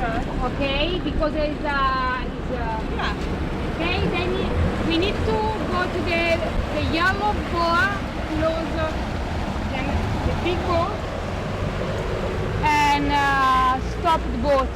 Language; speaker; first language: English; non-native, learner; Italian